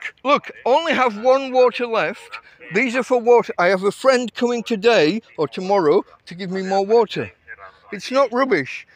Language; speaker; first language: English; native; English